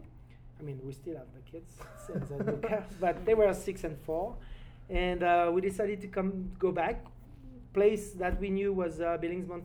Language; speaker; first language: English; non-native, fluent; French